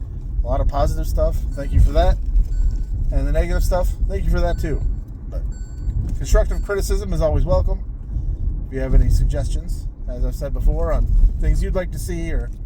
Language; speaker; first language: English; native; English